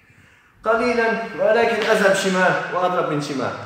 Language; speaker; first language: Arabic; non-native, fluent; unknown